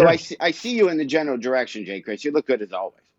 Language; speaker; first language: English; native; English